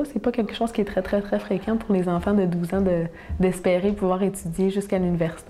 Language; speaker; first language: French; native; French